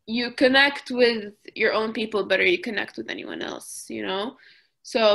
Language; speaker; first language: English; early bilingual, other home language; Arabic